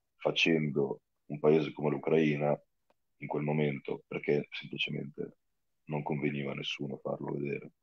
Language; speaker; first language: Italian; non-native, fluent; Russian